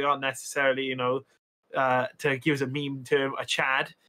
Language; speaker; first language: English; native; English